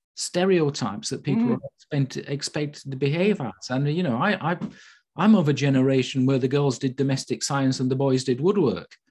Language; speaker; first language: English; native; English